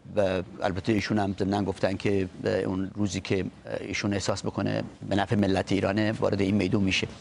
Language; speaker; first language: Persian; non-native, local second language; Talysh